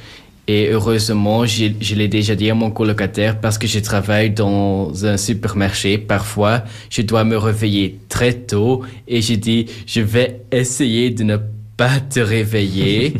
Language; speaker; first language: French; non-native, local second language; Dutch